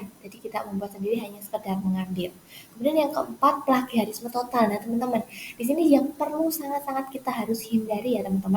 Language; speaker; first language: Indonesian; native; Indonesian